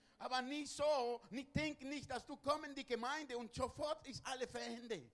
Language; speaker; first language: German; non-native, learner; Spanish